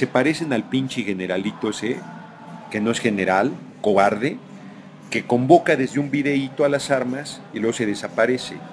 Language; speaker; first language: Spanish; native; Spanish